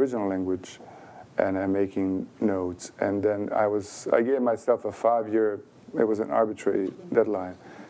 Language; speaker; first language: English; non-native, fluent; Bosnian